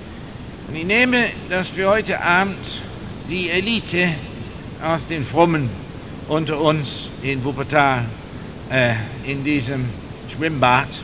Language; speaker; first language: German; non-native, fluent; English